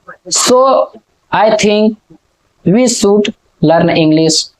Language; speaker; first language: English; non-native, learner; Hindi